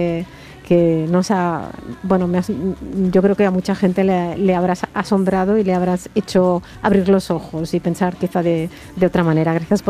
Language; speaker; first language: Spanish; native; Spanish